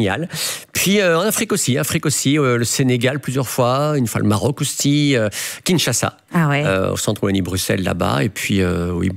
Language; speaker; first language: French; native; French